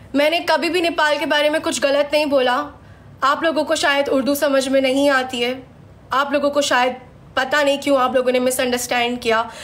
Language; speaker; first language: Urdu; native; Urdu